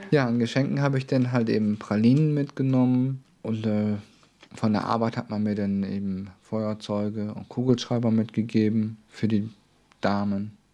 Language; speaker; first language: German; native; German